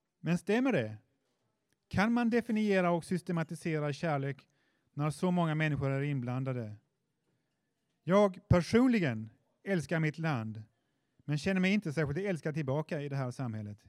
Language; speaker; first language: Swedish; native; Swedish